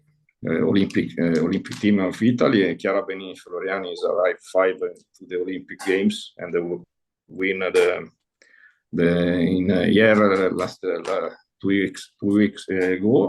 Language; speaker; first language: English; non-native, learner; Italian